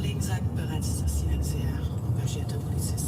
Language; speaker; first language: German; native; German